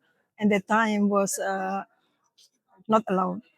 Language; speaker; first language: English; non-native, learner; Indonesian